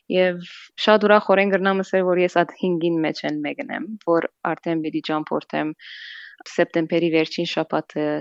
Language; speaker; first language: Armenian; native; Armenian